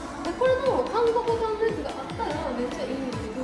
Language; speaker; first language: Japanese; native; Japanese